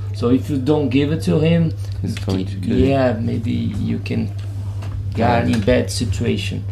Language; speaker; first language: English; non-native, fluent; Portuguese